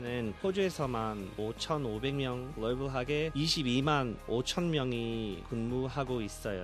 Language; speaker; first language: Korean; early bilingual, heritage; Korean